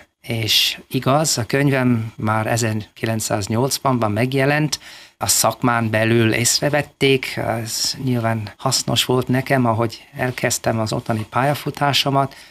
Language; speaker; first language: Hungarian; non-native, fluent; English